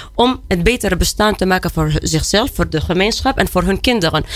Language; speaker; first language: Dutch; non-native, fluent; Arabic